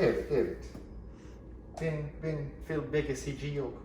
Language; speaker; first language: Turkish; non-native, learner; English